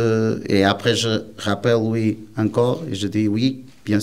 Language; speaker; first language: French; non-native, learner; Portuguese